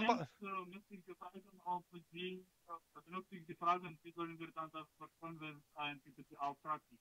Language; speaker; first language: German; non-native, learner; Russian